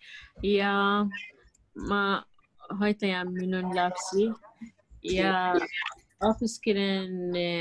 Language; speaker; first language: Finnish; non-native, learner; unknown